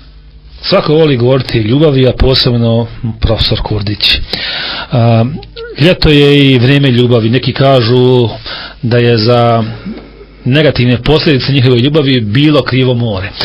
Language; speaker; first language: Serbian; native; Serbian